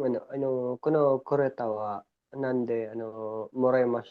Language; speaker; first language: Japanese; non-native, learner; Filipino